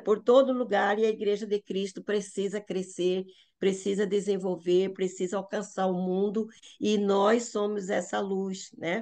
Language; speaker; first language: Portuguese; native; Portuguese